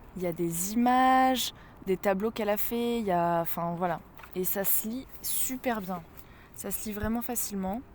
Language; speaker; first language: French; native; French